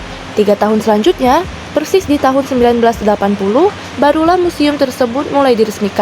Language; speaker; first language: Indonesian; native; Indonesian